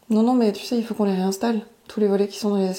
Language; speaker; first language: French; native; French